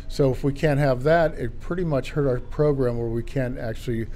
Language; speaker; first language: English; native; English